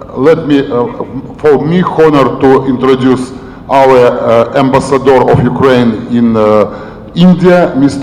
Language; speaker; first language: English; non-native, learner; Ukrainian